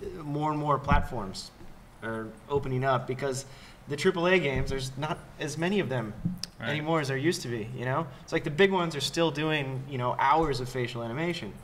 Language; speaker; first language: English; native; English